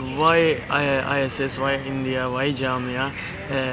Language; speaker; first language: English; non-native, learner; Turkish